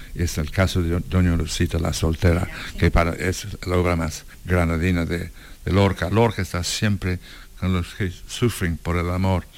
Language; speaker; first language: Spanish; non-native, fluent; English